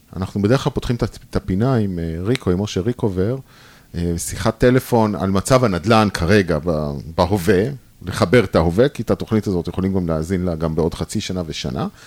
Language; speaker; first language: Hebrew; native; Hebrew